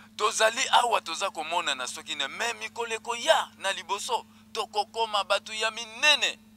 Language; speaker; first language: Lingala; non-native, local second language; Kongo